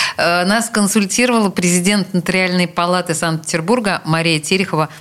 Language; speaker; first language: Russian; native; Russian